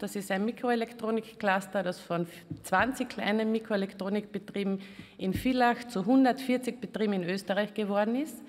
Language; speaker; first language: German; native; German